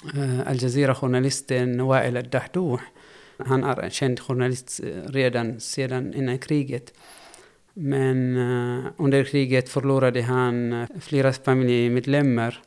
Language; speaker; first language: Swedish; non-native, fluent; Arabic